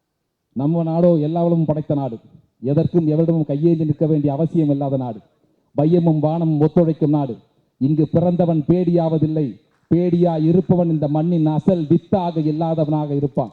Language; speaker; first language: Tamil; native; Tamil